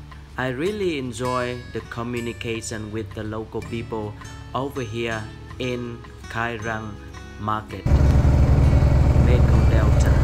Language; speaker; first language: English; non-native, fluent; Vietnamese